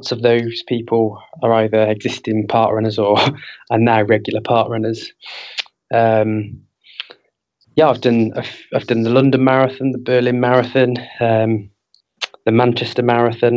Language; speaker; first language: English; native; English